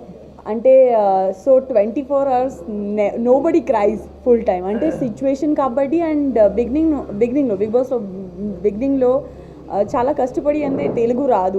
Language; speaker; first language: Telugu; non-native, learner; Gujarati